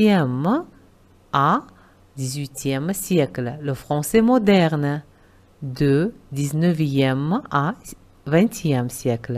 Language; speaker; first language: French; non-native, fluent; Uzbek